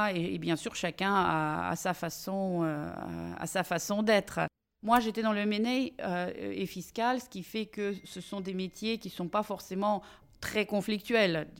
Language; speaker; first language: French; non-native, fluent; Russian